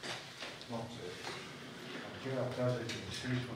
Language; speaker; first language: Portuguese; native; Portuguese